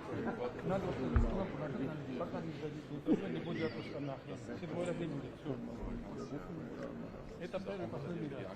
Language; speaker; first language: Russian; non-native, local second language; Georgian